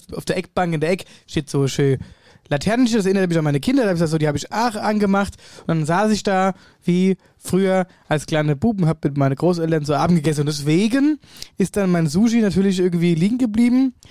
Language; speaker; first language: German; native; German